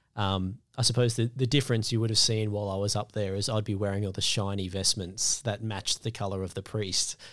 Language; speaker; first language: English; native; English